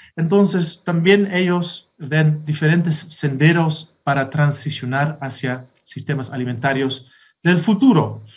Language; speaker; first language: Spanish; non-native, fluent; Dutch